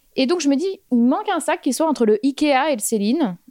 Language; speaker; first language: French; native; French